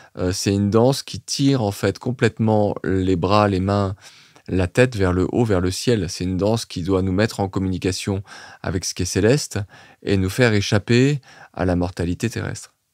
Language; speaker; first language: French; native; French